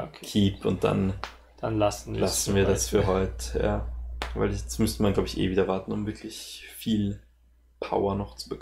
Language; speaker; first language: German; native; German